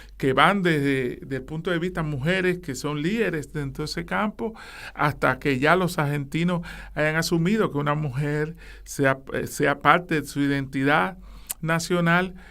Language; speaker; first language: Spanish; native; Spanish